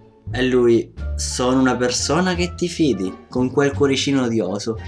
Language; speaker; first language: Italian; native; Italian